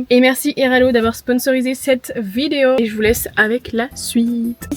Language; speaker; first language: French; native; French